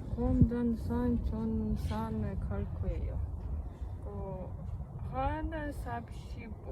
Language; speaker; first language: Korean; non-native, learner; Ukrainian